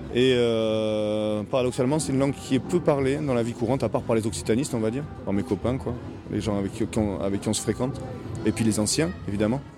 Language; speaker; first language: French; native; French